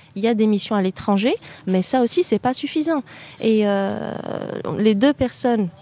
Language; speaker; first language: French; native; French